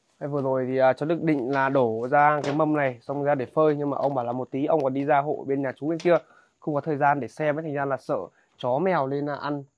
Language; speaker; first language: Vietnamese; non-native, local second language; Hmong